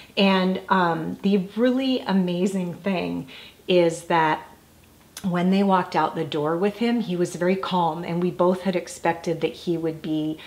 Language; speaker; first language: English; native; English